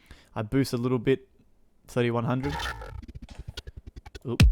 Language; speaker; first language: English; native; English